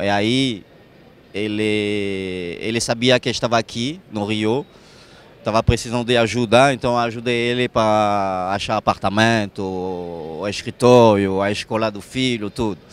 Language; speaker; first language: Portuguese; non-native, fluent; French